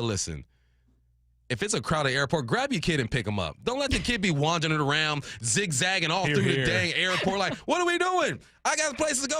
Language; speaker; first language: English; native; English